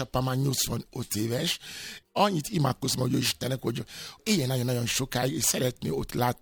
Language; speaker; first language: Hungarian; non-native, fluent; Yoruba